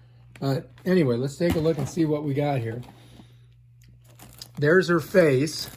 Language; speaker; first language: English; native; English